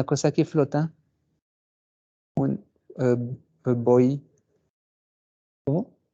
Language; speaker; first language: Spanish; non-native, fluent; French